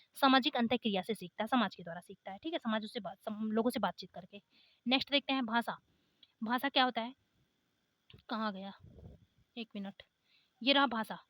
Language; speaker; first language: Hindi; native; Hindi